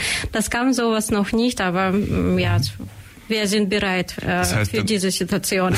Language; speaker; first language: German; non-native, learner; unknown